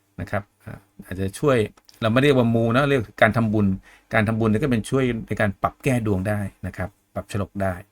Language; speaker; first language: Thai; native; Thai